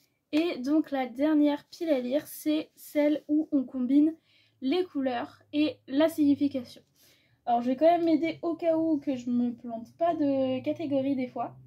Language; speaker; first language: French; native; French